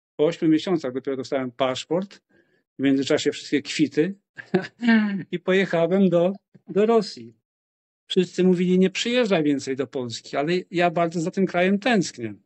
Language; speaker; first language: Polish; native; Polish